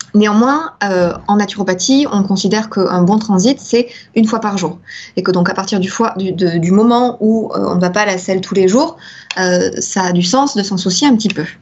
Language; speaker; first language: French; native; French